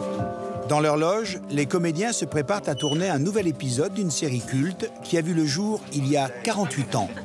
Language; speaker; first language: French; native; French